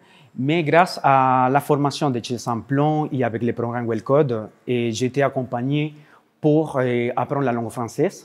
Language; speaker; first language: French; non-native, learner; Spanish